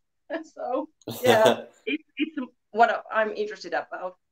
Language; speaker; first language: English; non-native, learner; Finnish